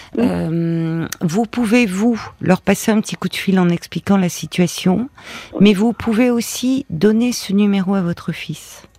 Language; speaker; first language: French; native; French